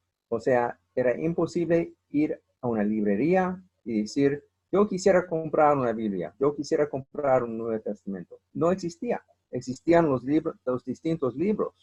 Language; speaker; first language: Spanish; non-native, fluent; English